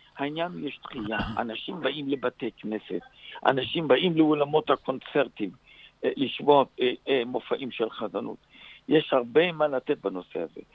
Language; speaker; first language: Hebrew; native; Hebrew